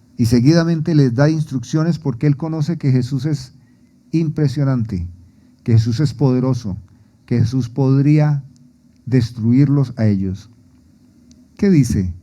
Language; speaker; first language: Spanish; native; Spanish